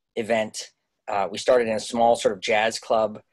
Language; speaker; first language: English; native; English